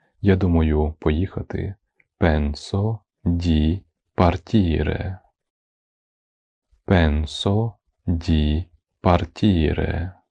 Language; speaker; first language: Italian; non-native, fluent; Ukrainian